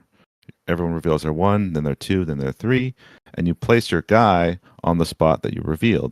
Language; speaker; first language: English; native; English